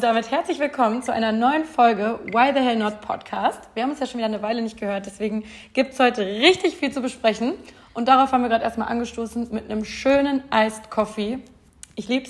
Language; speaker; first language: German; native; German